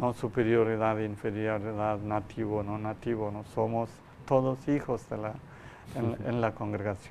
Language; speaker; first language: Spanish; non-native, learner; Malayalam